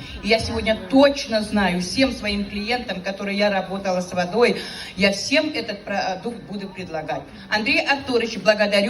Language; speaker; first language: Russian; native; Russian